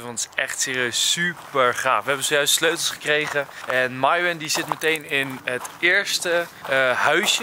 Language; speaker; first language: Dutch; native; Dutch